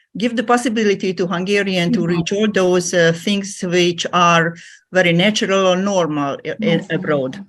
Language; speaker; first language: English; non-native, fluent; Hungarian